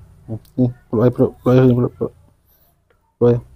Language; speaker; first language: Indonesian; native; Indonesian